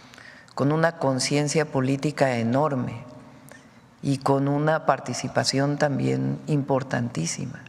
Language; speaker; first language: Spanish; native; Spanish